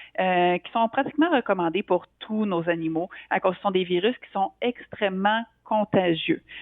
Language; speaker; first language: French; native; French